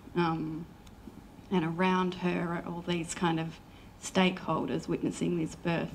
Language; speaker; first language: English; native; English